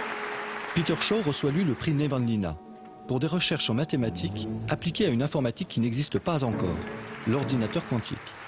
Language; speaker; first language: French; native; French